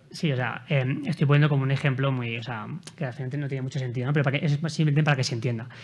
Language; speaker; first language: Spanish; native; Spanish